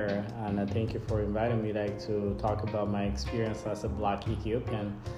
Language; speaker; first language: English; non-native, fluent; Amharic